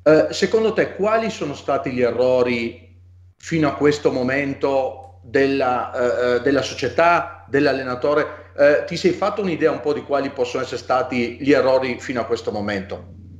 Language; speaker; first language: Italian; native; Italian